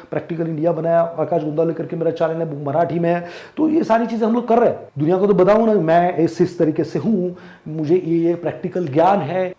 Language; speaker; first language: Hindi; non-native, local second language; Marathi